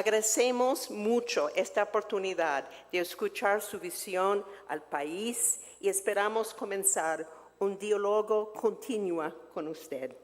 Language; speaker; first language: Spanish; non-native, fluent; English